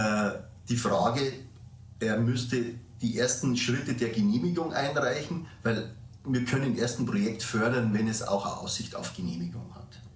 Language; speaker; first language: German; native; German